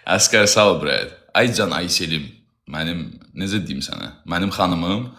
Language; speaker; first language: Azerbaijani; native; Azerbaijani